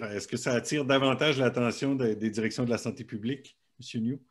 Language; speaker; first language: French; native; French